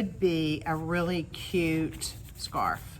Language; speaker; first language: English; native; English